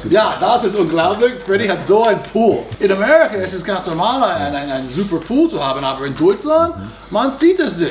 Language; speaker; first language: German; non-native, fluent; English